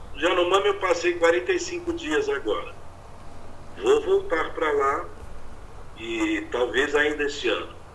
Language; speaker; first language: Portuguese; native; Portuguese